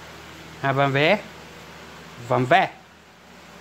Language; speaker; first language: Filipino; native; Filipino